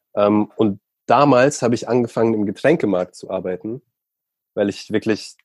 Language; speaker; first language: German; native; German